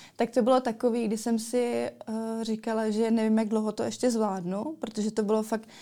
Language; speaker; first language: Czech; native; Czech